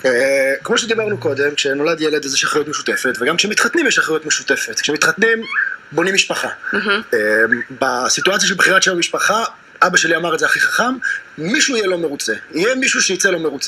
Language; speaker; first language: Hebrew; native; Hebrew